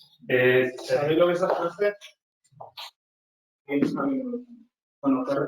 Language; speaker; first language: Spanish; native; Spanish